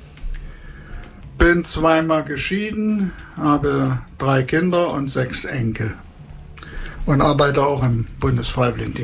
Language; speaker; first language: German; native; German